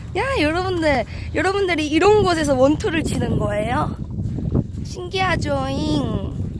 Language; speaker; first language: Korean; native; Korean